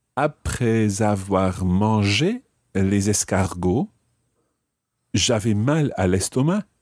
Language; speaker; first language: French; non-native, fluent; English